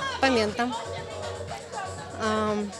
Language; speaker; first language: Polish; non-native, fluent; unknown